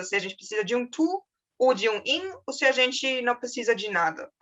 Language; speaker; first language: Portuguese; non-native, fluent; German